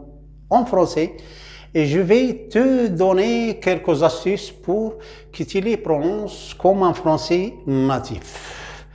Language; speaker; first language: French; non-native, local second language; Arabic